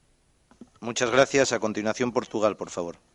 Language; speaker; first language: Spanish; native; Spanish